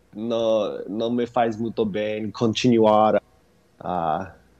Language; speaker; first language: Portuguese; non-native, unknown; English